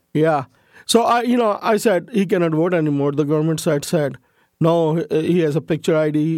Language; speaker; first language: English; non-native, local second language; Urdu